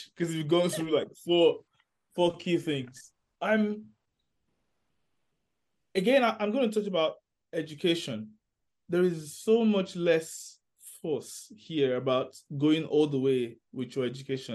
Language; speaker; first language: English; non-native, local second language; Yoruba